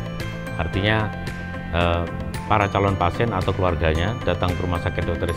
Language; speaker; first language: Indonesian; non-native, local second language; Javanese